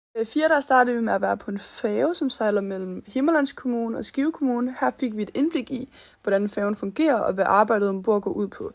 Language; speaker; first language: Danish; native; Danish